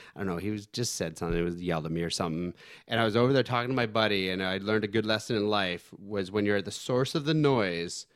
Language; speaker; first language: English; native; English